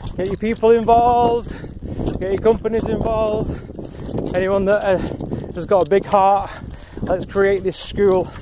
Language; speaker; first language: English; native; English